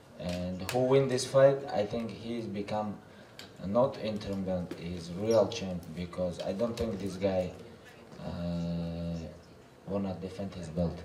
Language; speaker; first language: English; non-native, learner; Russian